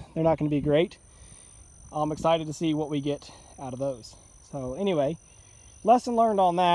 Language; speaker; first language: English; native; English